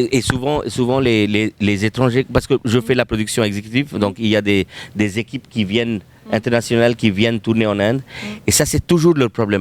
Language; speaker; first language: French; non-native, fluent; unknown